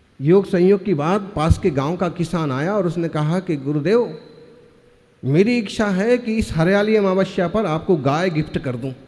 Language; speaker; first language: Hindi; native; Hindi